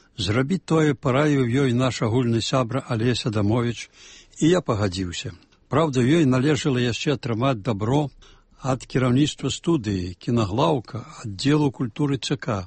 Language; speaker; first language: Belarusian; native; Belarusian